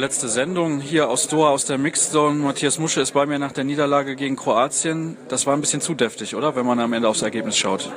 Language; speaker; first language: German; native; German